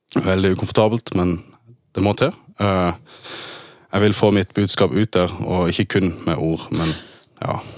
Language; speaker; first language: Norwegian; early bilingual, other home language; German